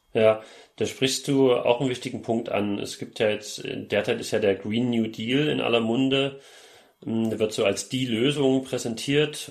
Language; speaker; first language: German; native; German